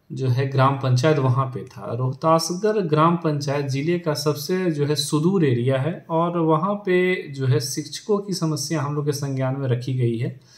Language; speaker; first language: Hindi; native; Hindi